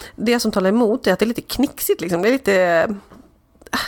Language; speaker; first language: Swedish; native; Swedish